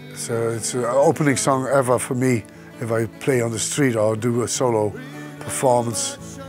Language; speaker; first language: English; non-native, fluent; Dutch